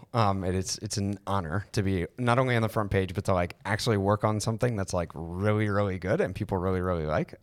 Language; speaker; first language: English; native; English